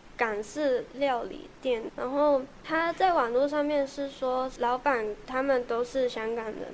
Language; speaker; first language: Chinese; non-native, local second language; Cantonese